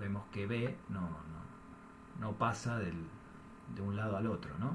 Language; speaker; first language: Spanish; native; Spanish